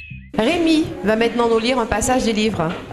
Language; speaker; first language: French; native; French